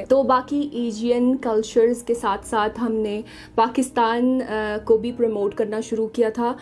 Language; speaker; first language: Hindi; non-native, fluent; Arabic